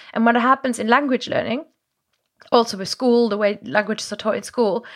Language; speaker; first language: English; non-native, fluent; German